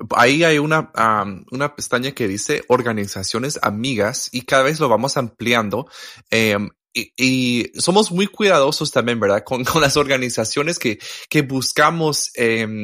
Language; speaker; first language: Spanish; non-native, fluent; English